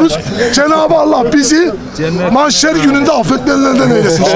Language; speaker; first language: Turkish; native; Turkish